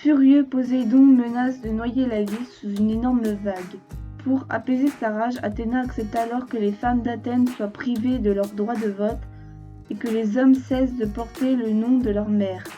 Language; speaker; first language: French; native; French